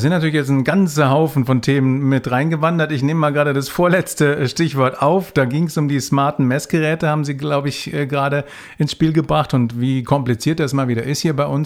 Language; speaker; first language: German; native; German